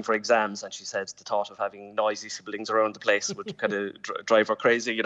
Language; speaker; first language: English; native; English